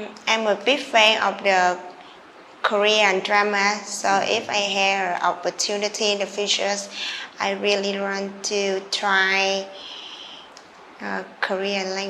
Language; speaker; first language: English; non-native, learner; Vietnamese